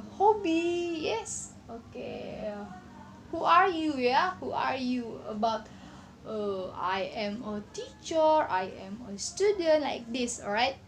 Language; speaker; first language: English; non-native, learner; Indonesian